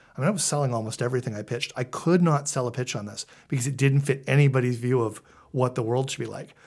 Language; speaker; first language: English; native; English